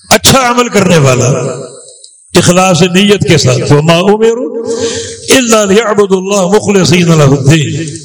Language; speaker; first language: Urdu; native; Urdu